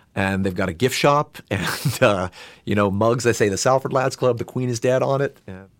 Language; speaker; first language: English; native; English